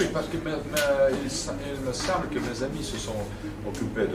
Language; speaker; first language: French; non-native, fluent; Russian